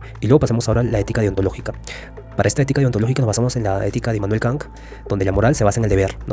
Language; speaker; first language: Spanish; native; Spanish